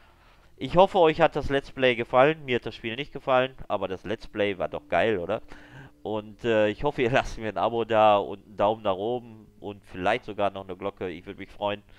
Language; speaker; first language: German; native; German